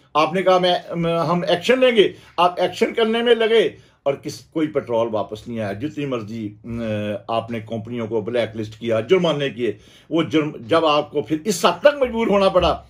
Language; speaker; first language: Urdu; non-native, local second language; Punjabi